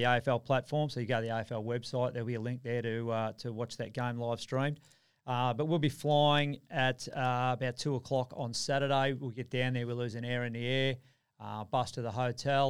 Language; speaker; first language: English; native; English